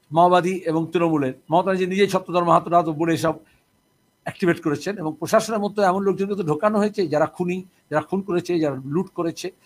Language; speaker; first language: Bangla; native; Bangla